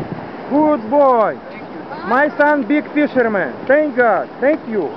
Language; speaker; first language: English; non-native, learner; Russian